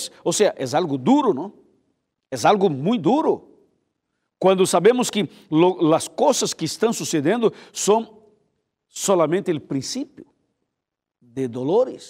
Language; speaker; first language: Spanish; non-native, fluent; Portuguese